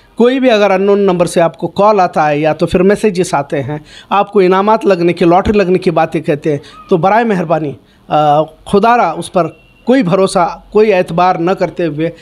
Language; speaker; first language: Hindi; non-native, local second language; Urdu